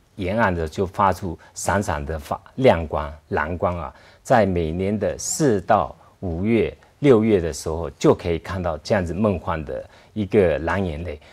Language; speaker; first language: Chinese; native; Chinese